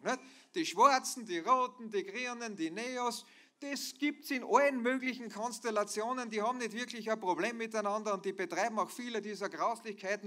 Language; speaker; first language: German; native; German